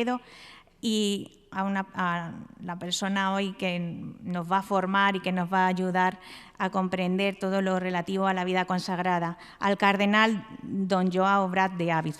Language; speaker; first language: Spanish; native; Spanish